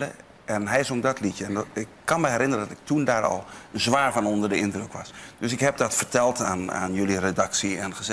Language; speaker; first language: Dutch; native; Dutch